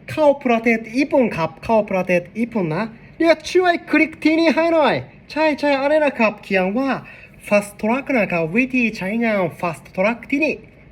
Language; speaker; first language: Thai; non-native, learner; Japanese